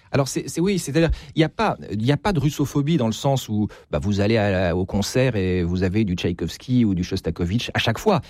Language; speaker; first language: French; native; French